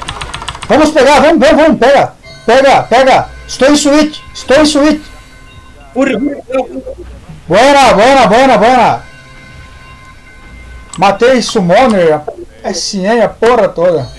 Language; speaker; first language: Spanish; non-native, learner; Portuguese